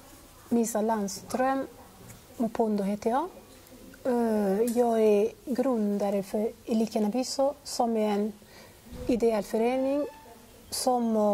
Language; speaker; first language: Swedish; non-native, fluent; Lingala